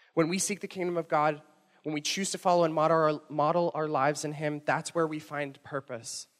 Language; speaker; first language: English; native; English